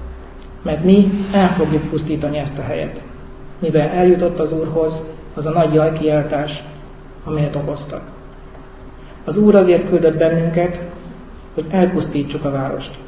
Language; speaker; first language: Hungarian; native; Hungarian